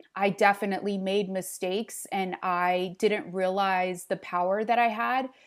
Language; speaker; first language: English; early bilingual, other home language; Spanish